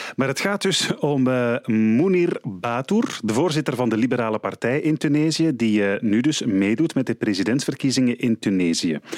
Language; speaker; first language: Dutch; native; Dutch